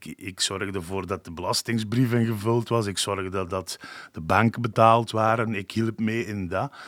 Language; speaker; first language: Dutch; non-native, local second language; Turkish